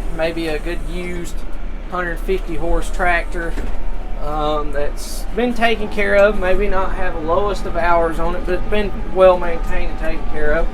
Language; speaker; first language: English; native; English